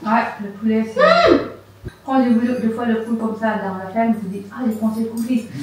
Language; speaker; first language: French; non-native, learner; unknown